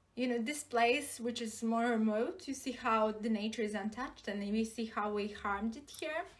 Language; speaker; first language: English; non-native, fluent; Serbian